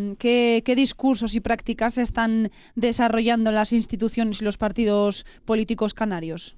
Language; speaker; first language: Spanish; native; Spanish